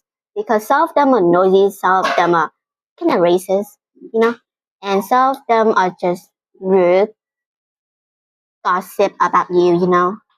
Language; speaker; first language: English; non-native, fluent; Vietnamese